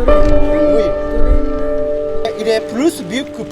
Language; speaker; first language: French; non-native, learner; Japanese